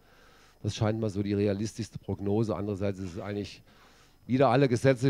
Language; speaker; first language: German; native; German